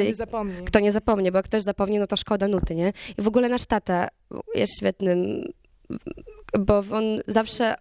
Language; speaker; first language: Polish; non-native, learner; Ukrainian